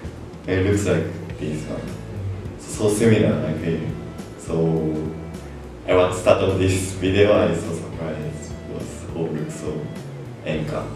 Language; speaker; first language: English; non-native, learner; Japanese